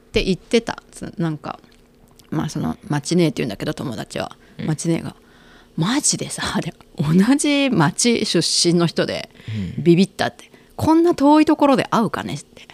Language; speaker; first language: Japanese; native; Japanese